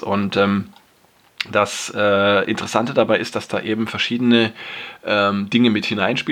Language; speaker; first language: German; native; German